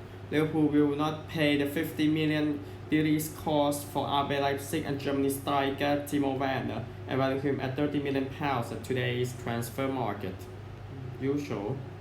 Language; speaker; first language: English; non-native, fluent; Thai